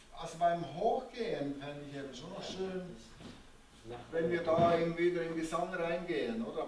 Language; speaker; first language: German; native; German